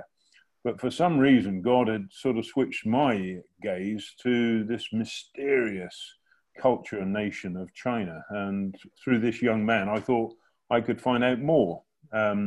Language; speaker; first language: English; native; English